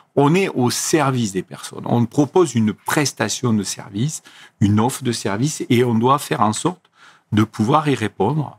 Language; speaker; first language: French; native; French